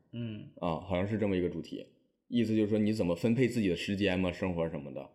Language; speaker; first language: Chinese; native; Chinese